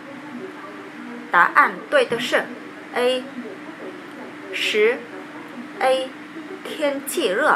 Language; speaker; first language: Chinese; non-native, learner; Vietnamese